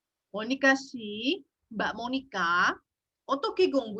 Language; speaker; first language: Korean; non-native, fluent; Indonesian